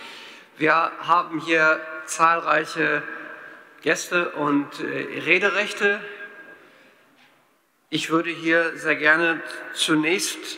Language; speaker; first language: German; native; German